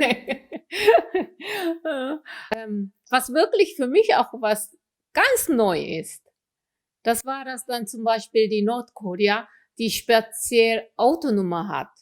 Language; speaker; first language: German; non-native, fluent; Korean